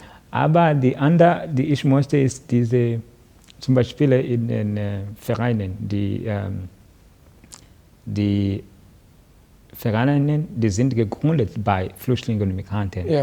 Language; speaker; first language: German; non-native, learner; Kinyarwanda